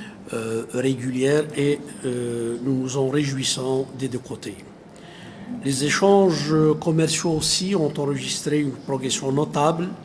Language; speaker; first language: French; non-native, local second language; Arabic